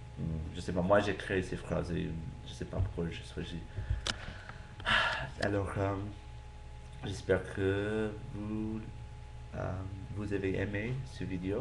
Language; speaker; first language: French; non-native, fluent; English